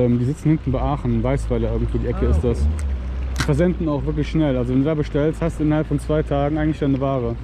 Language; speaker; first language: German; native; German